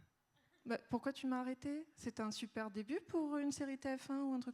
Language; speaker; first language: French; native; French